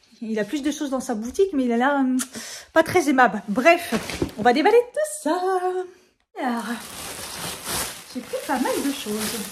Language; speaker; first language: French; native; French